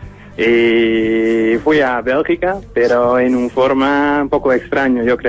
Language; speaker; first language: Spanish; non-native, learner; Dutch